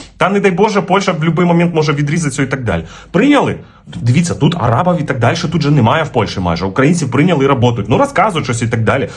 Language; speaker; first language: Ukrainian; native; Ukrainian